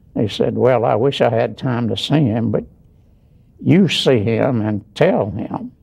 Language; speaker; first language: English; native; English